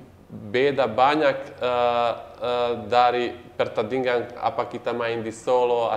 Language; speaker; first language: Indonesian; non-native, learner; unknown